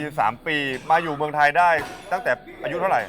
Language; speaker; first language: Thai; native; Thai